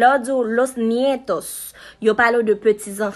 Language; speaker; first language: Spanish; non-native, learner; Haitian Creole